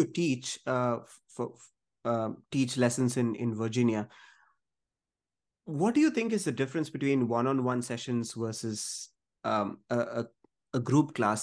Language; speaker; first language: English; non-native, local second language; Malayalam